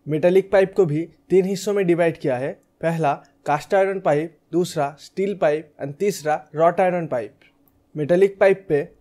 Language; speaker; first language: Hindi; native; Hindi